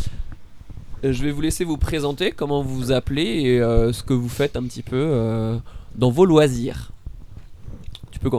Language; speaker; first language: French; native; French